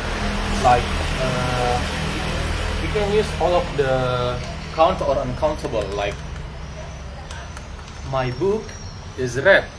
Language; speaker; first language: English; non-native, learner; Indonesian